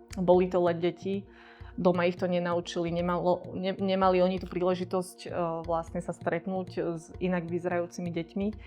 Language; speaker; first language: Slovak; early bilingual, other home language; Vietnamese